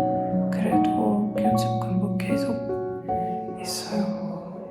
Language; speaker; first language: Korean; non-native, learner; Ukrainian